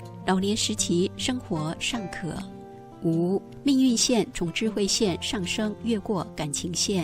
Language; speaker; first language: Chinese; native; Chinese